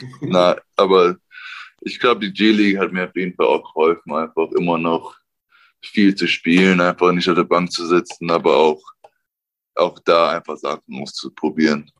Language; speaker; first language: German; early bilingual, other home language; English